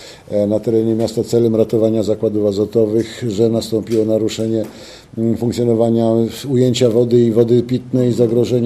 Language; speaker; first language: Polish; native; Polish